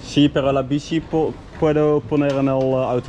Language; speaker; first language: Spanish; non-native, learner; Dutch